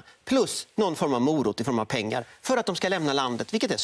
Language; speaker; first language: Swedish; native; Swedish